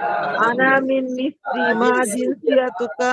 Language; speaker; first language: Arabic; non-native, learner; Bangla